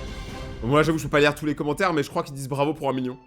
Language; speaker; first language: French; native; French